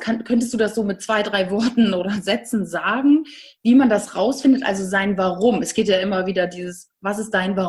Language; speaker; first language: German; native; German